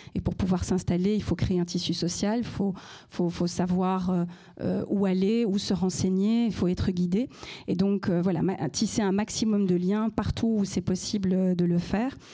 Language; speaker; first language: French; native; French